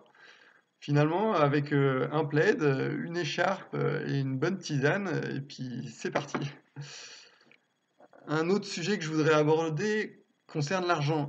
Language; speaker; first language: French; native; French